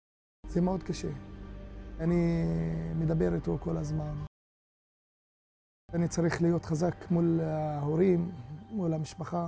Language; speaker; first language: Hebrew; non-native, local second language; Arabic